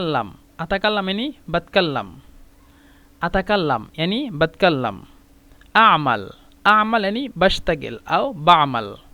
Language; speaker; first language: Arabic; non-native, fluent; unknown